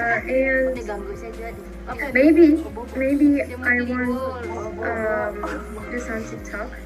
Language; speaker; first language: English; non-native, learner; Russian